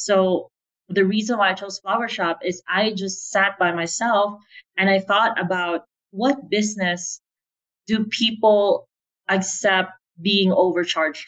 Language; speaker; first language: English; non-native, local second language; Filipino